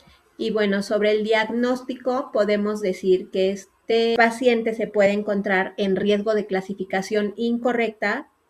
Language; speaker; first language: Spanish; native; Spanish